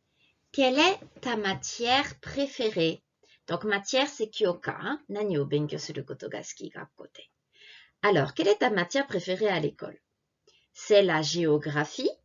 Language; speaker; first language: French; non-native, fluent; Japanese